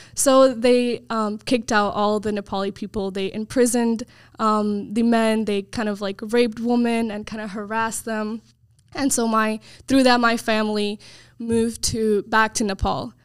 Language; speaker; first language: English; early bilingual, other home language; Nepali